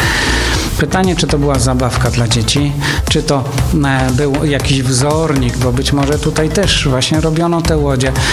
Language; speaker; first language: Polish; native; Polish